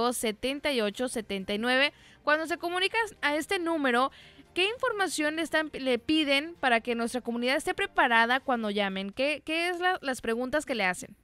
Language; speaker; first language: Spanish; native; Spanish